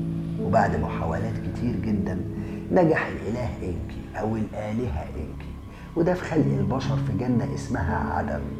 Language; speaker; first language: Arabic; native; Arabic